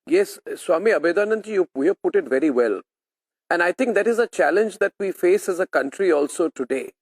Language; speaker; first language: English; non-native, local second language; Hindi